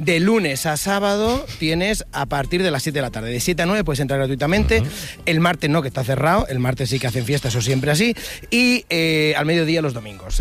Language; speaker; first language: Spanish; native; Spanish